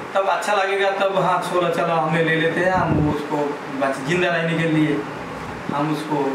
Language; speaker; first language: Hindi; non-native, local second language; Bangla